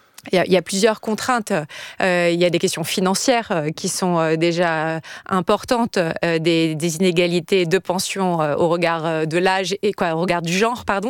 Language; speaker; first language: French; native; French